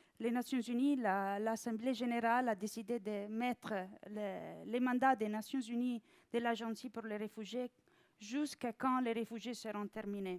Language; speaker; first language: French; non-native, fluent; Italian